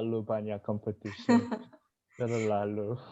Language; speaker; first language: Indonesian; non-native, learner; Korean